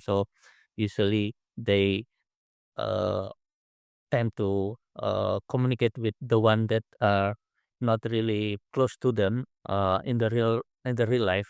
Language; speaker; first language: English; non-native, learner; Indonesian